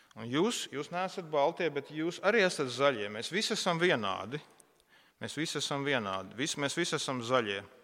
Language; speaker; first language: Latvian; non-native, local second language; Russian